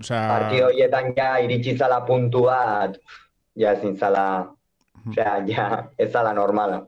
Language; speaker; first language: Basque; native; Basque